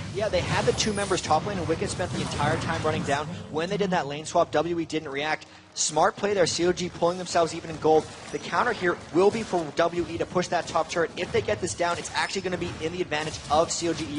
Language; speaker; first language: English; native; English